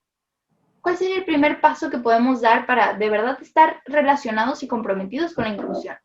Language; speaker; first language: Spanish; native; Spanish